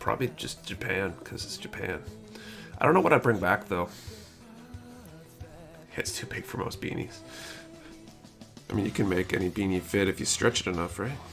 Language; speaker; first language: English; native; English